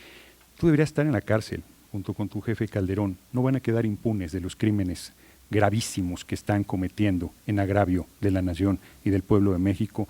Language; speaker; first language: Spanish; native; Spanish